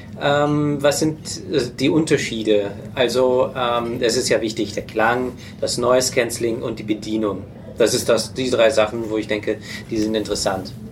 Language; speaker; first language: German; non-native, fluent; English